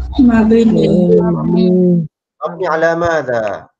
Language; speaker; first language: Arabic; non-native, fluent; Malay